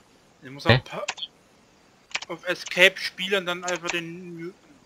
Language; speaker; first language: German; native; German